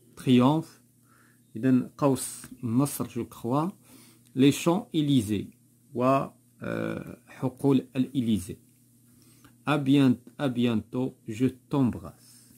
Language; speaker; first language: French; non-native, local second language; Arabic